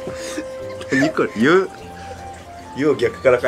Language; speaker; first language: Japanese; native; Japanese